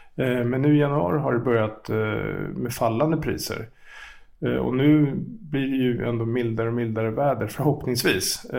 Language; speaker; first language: Swedish; native; Swedish